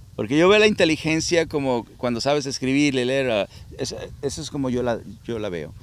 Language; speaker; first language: Spanish; native; Spanish